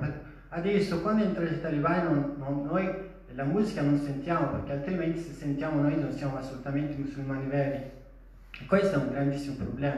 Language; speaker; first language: Italian; non-native, fluent; Persian